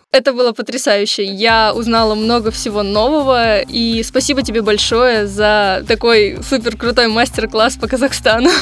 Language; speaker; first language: Russian; native; Russian